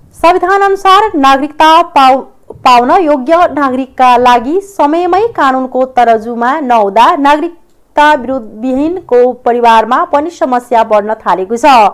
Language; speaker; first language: Nepali; non-native, local second language; Maithili